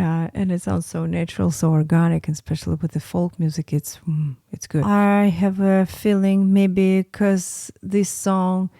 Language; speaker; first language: English; non-native, fluent; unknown